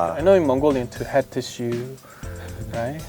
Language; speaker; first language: English; non-native, fluent; Korean